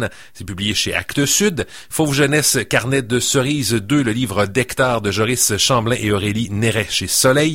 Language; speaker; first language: French; native; French